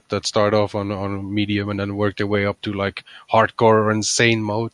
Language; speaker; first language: English; non-native, fluent; Dutch